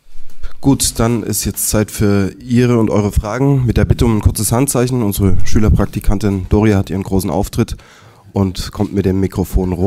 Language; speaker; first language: German; native; German